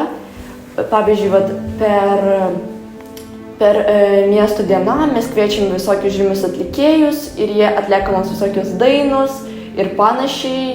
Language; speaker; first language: Lithuanian; non-native, learner; Ukrainian